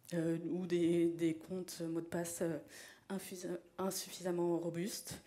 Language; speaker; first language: French; native; French